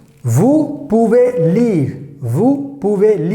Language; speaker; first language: French; non-native, fluent; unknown